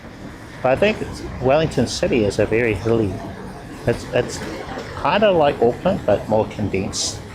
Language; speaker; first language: English; native; English